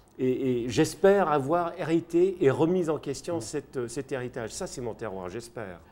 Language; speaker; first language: French; early bilingual, other home language; English